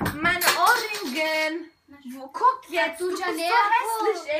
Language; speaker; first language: German; early bilingual, other home language; Romany